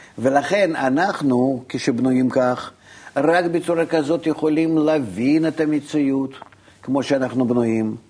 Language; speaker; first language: Hebrew; non-native, fluent; Russian